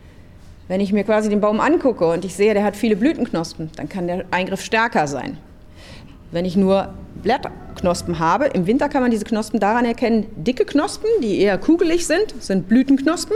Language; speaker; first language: German; native; German